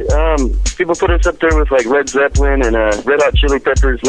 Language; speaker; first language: English; native; English